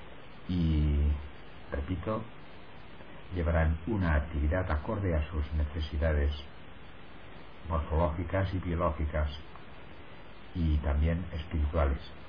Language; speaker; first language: Spanish; native; Spanish